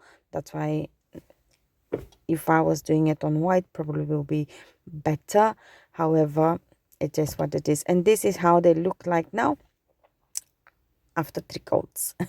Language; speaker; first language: English; non-native, fluent; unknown